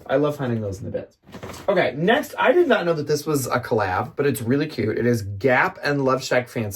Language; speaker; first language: English; native; English